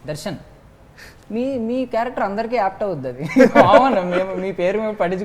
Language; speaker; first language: Telugu; native; Telugu